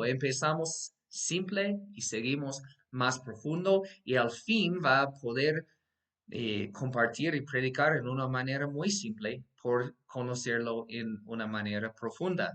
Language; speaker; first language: Spanish; non-native, fluent; English